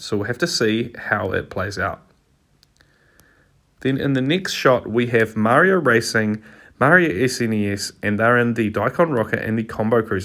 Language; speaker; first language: English; native; English